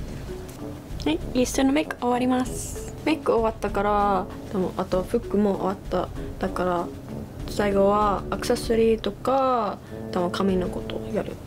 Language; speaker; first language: Japanese; non-native, learner; English